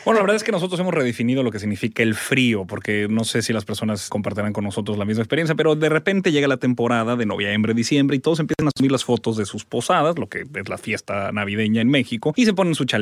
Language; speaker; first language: Spanish; native; Spanish